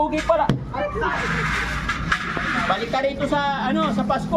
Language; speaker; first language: Filipino; native; Filipino